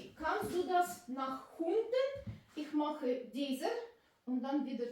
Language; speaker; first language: German; non-native, learner; Russian